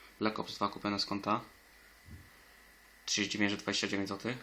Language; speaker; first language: Polish; native; Polish